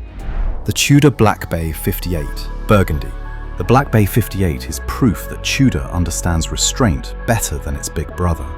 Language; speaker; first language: English; native; English